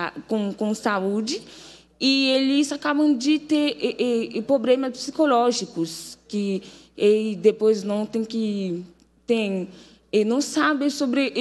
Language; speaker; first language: Portuguese; non-native, fluent; Haitian Creole